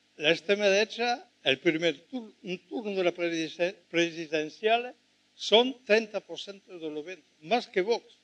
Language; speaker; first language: Spanish; non-native, fluent; French